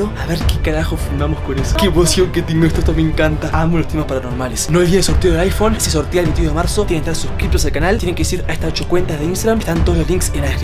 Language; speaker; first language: Spanish; native; Spanish